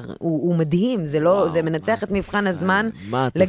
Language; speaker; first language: Hebrew; native; Hebrew